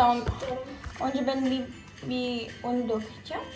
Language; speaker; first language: Turkish; non-native, fluent; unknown